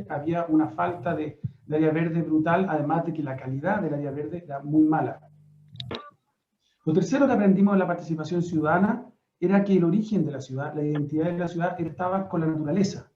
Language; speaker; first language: Spanish; native; Spanish